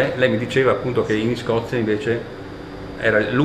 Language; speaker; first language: Italian; native; Italian